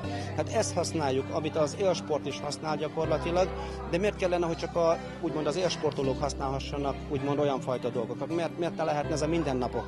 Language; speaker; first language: Hungarian; native; Hungarian